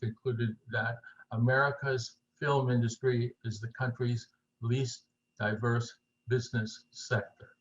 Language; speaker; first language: English; native; English